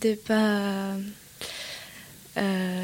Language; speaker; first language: French; non-native, learner; Russian